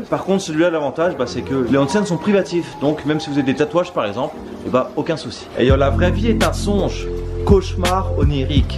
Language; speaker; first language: French; native; French